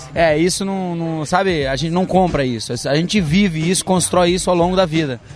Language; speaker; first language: Portuguese; native; Portuguese